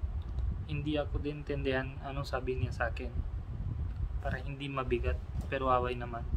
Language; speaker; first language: Filipino; non-native, learner; Punjabi